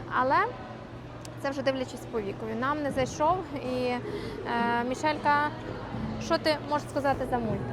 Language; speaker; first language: Ukrainian; native; Ukrainian